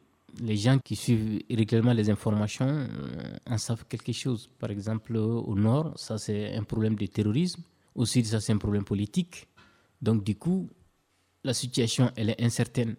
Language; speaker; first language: French; non-native, local second language; Bambara